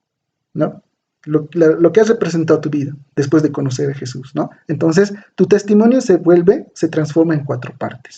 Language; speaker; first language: Spanish; native; Spanish